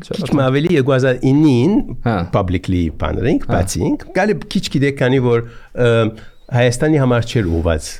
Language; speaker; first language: Armenian; early bilingual, heritage; Armenian